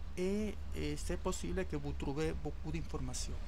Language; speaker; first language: French; non-native, learner; Spanish